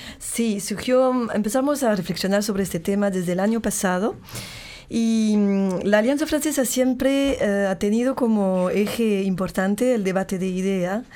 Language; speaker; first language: Spanish; non-native, fluent; French